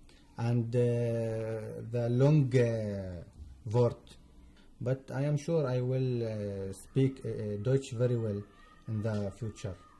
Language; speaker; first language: English; non-native, learner; Arabic